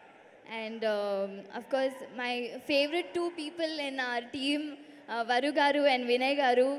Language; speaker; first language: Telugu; non-native, learner; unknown